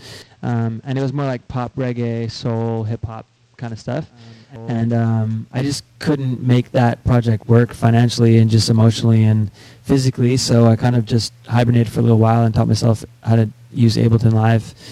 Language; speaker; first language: English; native; English